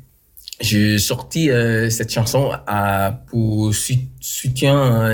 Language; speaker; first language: French; non-native, learner; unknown